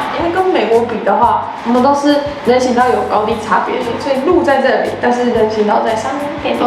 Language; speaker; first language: Chinese; non-native, fluent; English